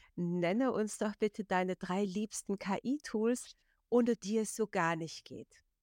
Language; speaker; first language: German; native; German